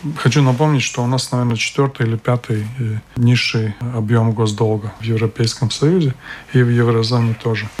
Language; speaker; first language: Russian; non-native, local second language; Latvian